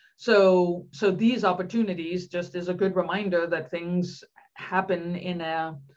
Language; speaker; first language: English; non-native, fluent; Danish